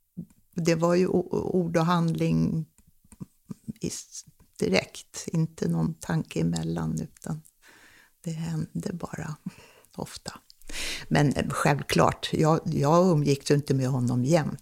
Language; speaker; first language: Swedish; native; Swedish